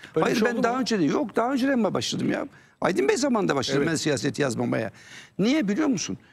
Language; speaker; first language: Turkish; native; Turkish